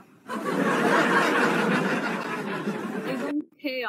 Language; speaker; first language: English; non-native, learner; Chinese